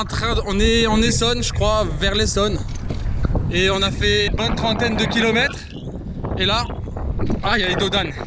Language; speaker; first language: French; native; French